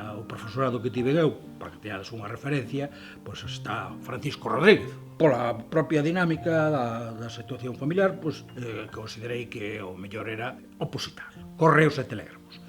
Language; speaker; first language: Galician; native; Galician